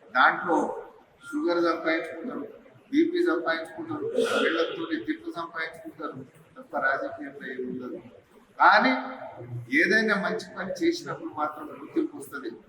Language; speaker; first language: Telugu; non-native, local second language; Lambadi